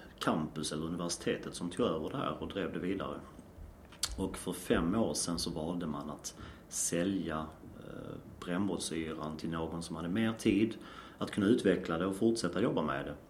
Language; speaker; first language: Swedish; native; Swedish